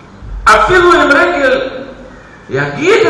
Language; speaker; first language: Hebrew; non-native, fluent; Russian